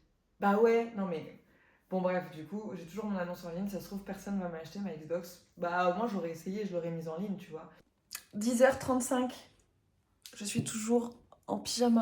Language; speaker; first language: French; native; French